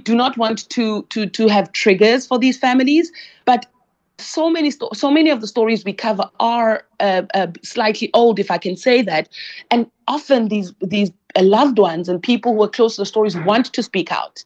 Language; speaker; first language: English; non-native, local second language; Xhosa